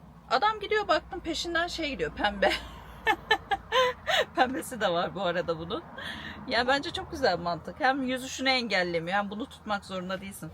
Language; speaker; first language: Turkish; native; Turkish